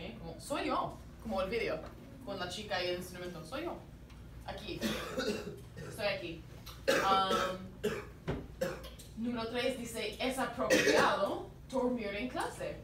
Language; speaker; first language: Spanish; non-native, fluent; English